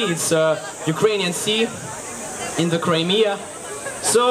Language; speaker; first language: English; non-native, learner; Ukrainian